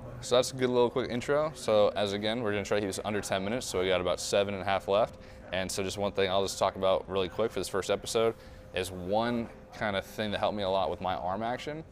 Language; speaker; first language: English; native; English